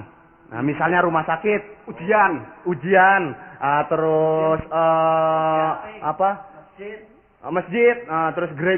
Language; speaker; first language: Indonesian; native; Indonesian